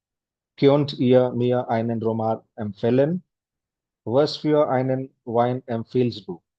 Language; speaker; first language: German; non-native, fluent; Hindi